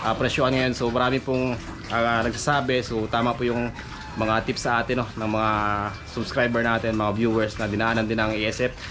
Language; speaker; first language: Filipino; non-native, local second language; Aklanon